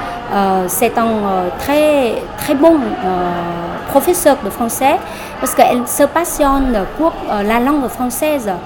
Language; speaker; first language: French; non-native, fluent; Vietnamese